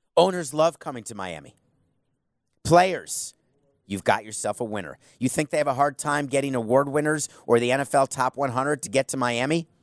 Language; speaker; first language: English; native; English